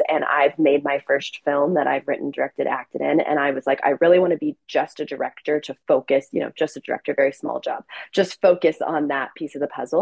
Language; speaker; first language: English; native; English